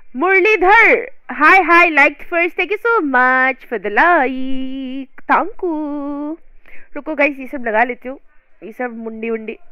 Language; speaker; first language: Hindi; non-native, local second language; Assamese